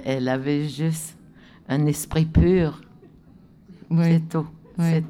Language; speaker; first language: French; non-native, local second language; Innu-aimun